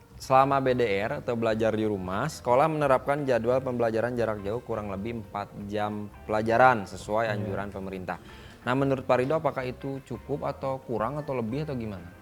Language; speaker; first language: Indonesian; native; Indonesian